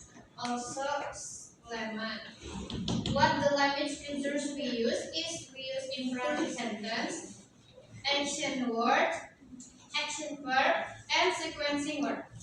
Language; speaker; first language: English; non-native, learner; Indonesian